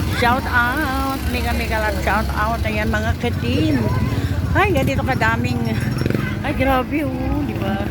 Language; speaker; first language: Filipino; non-native, local second language; Cebuano